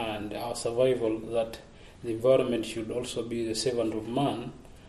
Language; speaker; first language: English; non-native, local second language; Masai